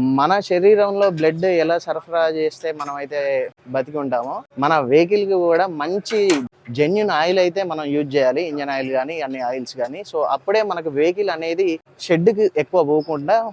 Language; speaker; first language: Telugu; native; Telugu